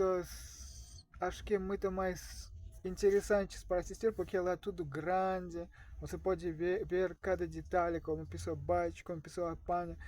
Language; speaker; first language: Portuguese; non-native, learner; Russian